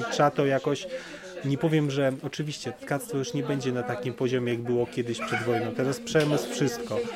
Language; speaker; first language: Polish; early bilingual, heritage; Polish